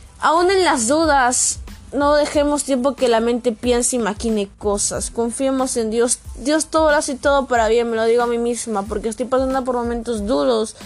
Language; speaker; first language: Spanish; native; Spanish